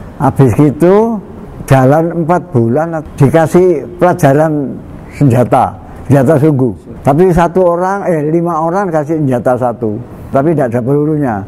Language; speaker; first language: Indonesian; non-native, local second language; Javanese